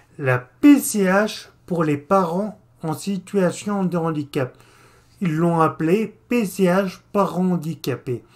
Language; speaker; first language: French; native; French